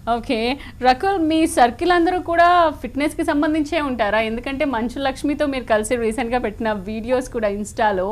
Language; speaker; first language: Telugu; native; Telugu